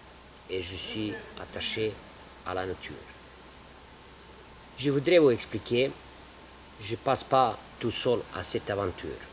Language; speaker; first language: French; non-native, learner; Serbian